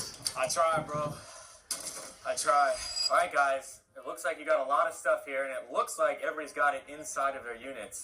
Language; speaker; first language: English; native; English